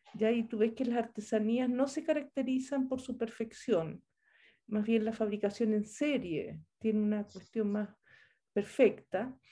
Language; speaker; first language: Spanish; native; Spanish